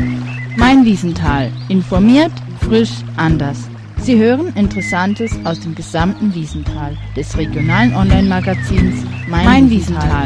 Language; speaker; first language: German; native; German